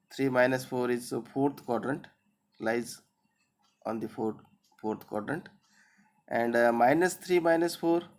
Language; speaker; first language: English; non-native, local second language; Marathi